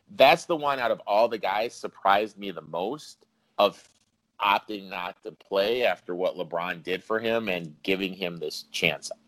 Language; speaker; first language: English; native; English